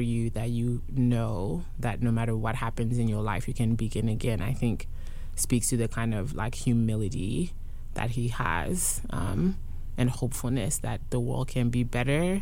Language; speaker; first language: English; non-native, fluent; French